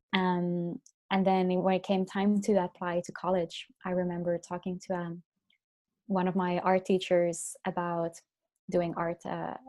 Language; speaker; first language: English; non-native, fluent; Finnish